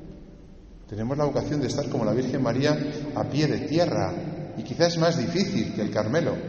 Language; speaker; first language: Spanish; native; Spanish